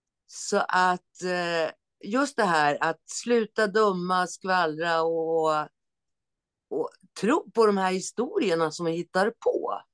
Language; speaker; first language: Swedish; native; Swedish